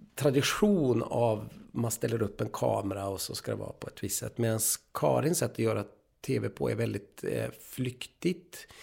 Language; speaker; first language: Swedish; native; Swedish